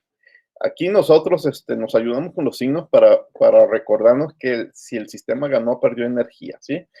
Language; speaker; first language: Spanish; native; Spanish